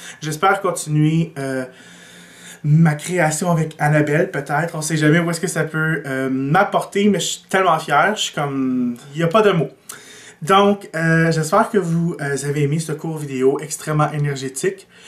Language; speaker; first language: French; native; French